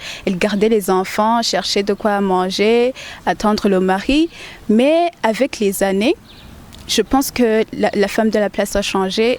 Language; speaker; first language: French; non-native, local second language; Rundi